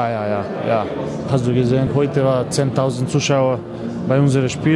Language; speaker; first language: German; non-native, learner; Macedonian